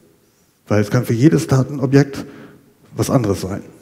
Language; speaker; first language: German; native; German